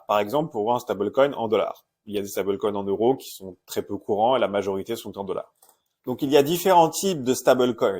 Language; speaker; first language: French; native; French